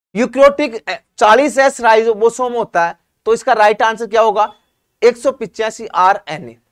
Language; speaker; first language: Hindi; native; Hindi